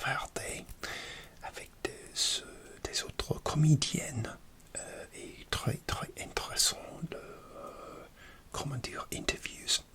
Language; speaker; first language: French; non-native, learner; English